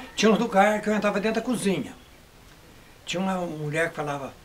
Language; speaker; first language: Portuguese; native; Portuguese